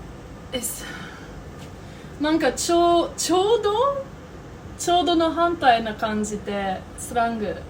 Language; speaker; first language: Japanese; non-native, learner; English